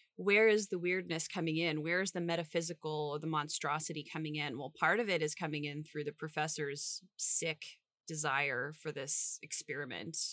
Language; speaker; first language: English; native; English